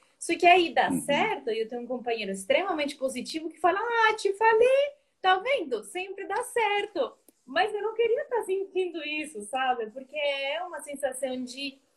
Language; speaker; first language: Portuguese; non-native, fluent; Spanish